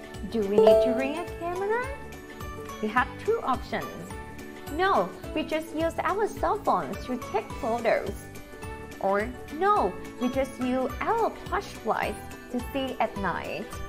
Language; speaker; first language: English; non-native, fluent; Vietnamese